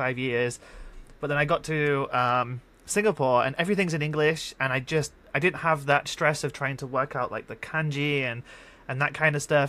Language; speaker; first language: English; native; English